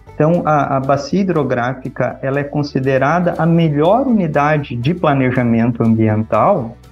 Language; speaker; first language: Portuguese; native; Portuguese